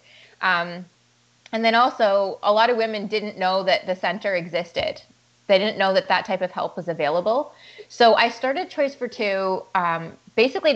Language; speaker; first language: English; native; English